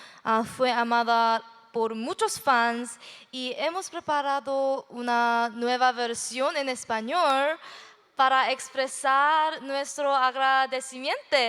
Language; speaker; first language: Spanish; non-native, learner; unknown